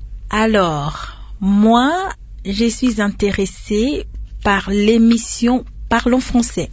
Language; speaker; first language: French; non-native, local second language; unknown